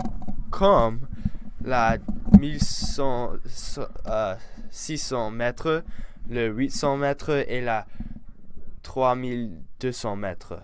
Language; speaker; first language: French; non-native, learner; English